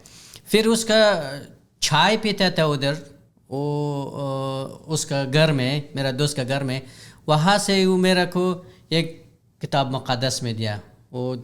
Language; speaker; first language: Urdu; non-native, learner; Hazaragi